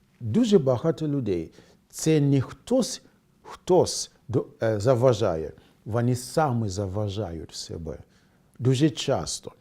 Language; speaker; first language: Ukrainian; non-native, fluent; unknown